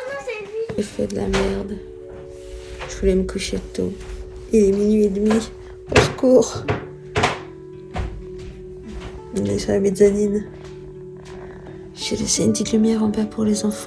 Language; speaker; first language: French; native; French